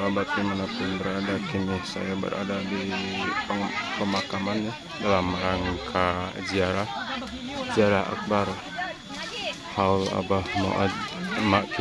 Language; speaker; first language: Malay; non-native, local second language; Sundanese